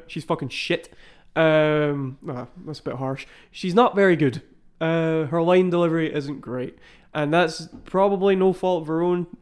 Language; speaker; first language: English; native; English